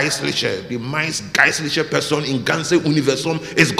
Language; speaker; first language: German; non-native, learner; English